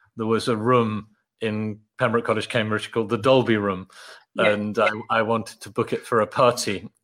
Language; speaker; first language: English; native; English